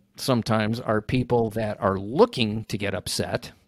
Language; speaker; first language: English; native; English